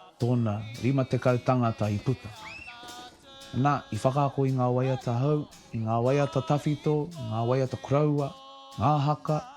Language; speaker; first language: Māori; native; Māori